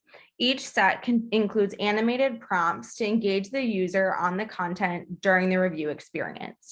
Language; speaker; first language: English; native; English